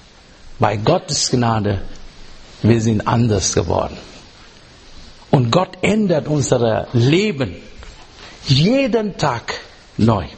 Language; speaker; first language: German; non-native, learner; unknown